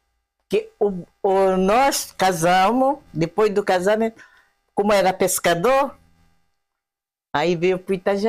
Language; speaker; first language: Portuguese; non-native, fluent; Japanese